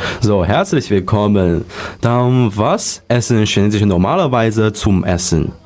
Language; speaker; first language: German; non-native, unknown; Chinese